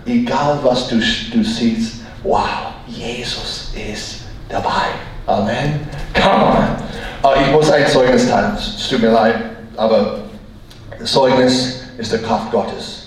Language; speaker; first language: German; non-native, learner; English